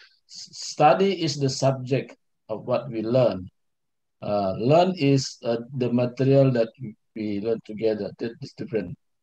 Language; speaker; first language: English; non-native, fluent; Indonesian